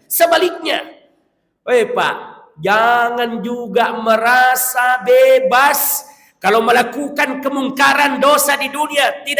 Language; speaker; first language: Malay; non-native, local second language; Buginese